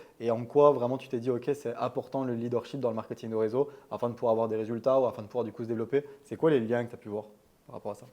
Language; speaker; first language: French; native; French